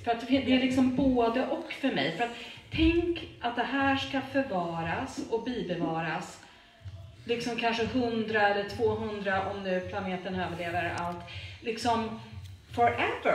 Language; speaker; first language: Swedish; native; Swedish